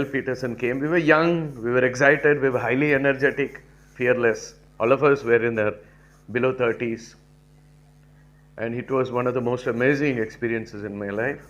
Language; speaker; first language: English; non-native, local second language; Tamil